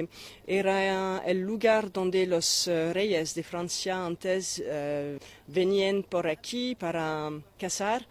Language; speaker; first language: Spanish; non-native, fluent; French